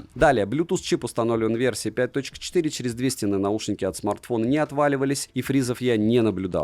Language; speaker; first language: Russian; native; Russian